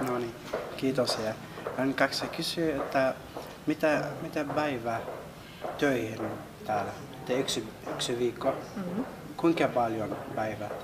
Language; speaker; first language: Finnish; non-native, learner; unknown